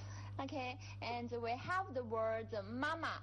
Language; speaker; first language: English; non-native, fluent; Chinese